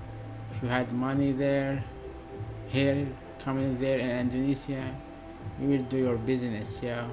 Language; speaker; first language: English; non-native, learner; Arabic